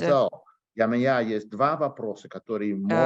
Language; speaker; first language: Russian; non-native, learner; Dutch